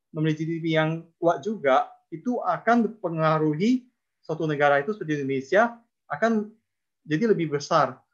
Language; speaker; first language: Indonesian; non-native, local second language; Chinese